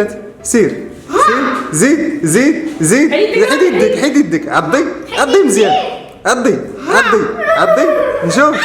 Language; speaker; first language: Arabic; native; Arabic